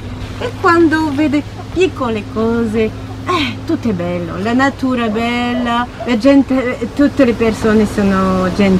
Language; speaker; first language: Italian; non-native, learner; French